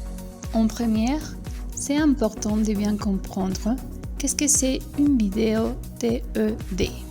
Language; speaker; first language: French; non-native, fluent; Spanish